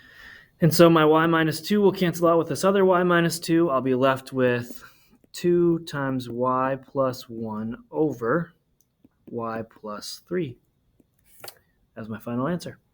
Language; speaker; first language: English; native; English